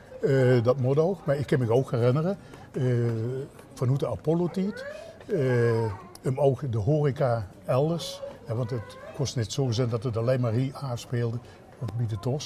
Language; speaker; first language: Dutch; native; Dutch